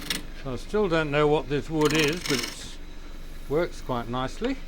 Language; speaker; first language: English; native; English